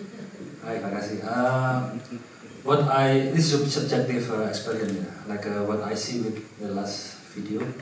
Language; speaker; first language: English; non-native, fluent; Indonesian